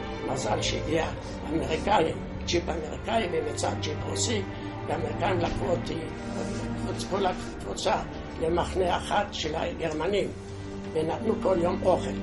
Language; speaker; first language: Hebrew; non-native, fluent; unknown